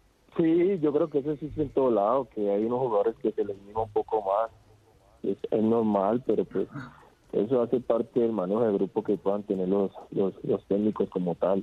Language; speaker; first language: Spanish; native; Spanish